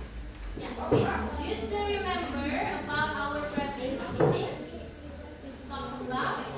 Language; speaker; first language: English; non-native, learner; Indonesian